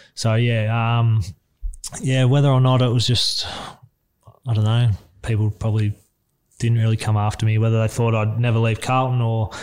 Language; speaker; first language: English; native; English